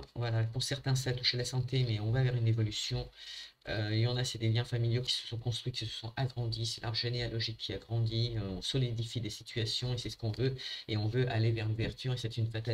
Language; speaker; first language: French; native; French